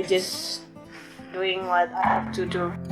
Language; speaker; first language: English; non-native, learner; Indonesian